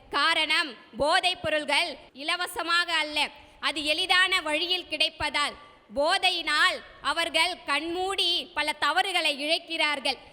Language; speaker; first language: Tamil; native; Tamil